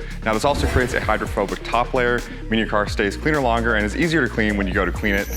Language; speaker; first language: English; native; English